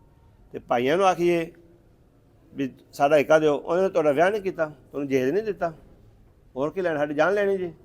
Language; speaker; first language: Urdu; non-native, local second language; Punjabi